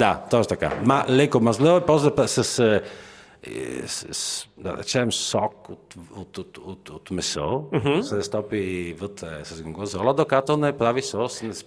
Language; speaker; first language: Bulgarian; non-native, fluent; Italian